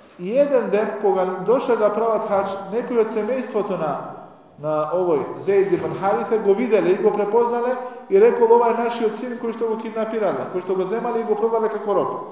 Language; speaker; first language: Macedonian; non-native, local second language; Albanian